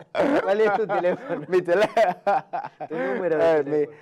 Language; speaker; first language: Spanish; early bilingual, heritage; Spanish